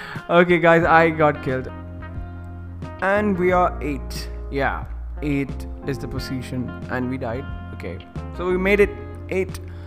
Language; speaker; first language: English; non-native, local second language; Malayalam